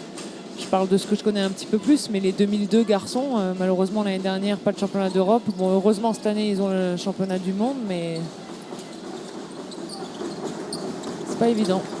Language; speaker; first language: French; native; French